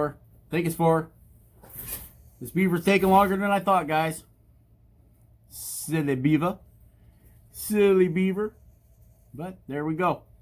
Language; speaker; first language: English; native; English